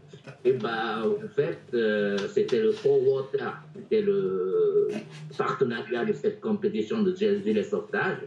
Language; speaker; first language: French; non-native, fluent; Japanese